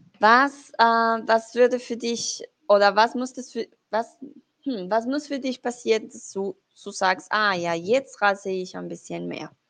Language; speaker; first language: German; non-native, learner; Spanish